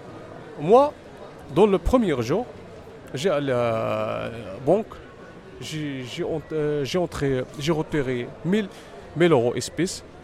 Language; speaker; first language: French; non-native, learner; Arabic